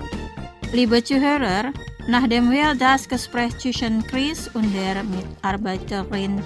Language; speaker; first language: German; non-native, fluent; Indonesian